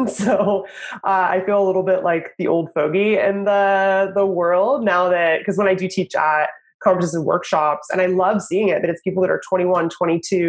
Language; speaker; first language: English; native; English